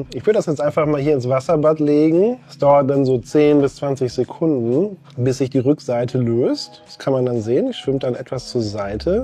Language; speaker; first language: German; native; German